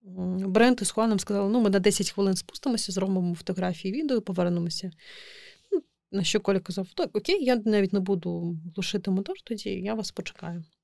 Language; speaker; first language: Ukrainian; non-native, local second language; Crimean Tatar